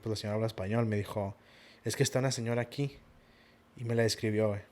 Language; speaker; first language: Spanish; early bilingual, heritage; Spanish